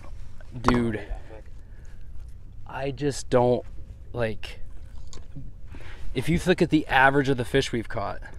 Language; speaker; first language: English; native; English